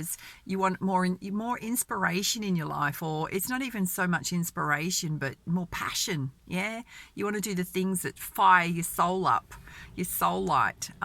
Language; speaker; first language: English; native; English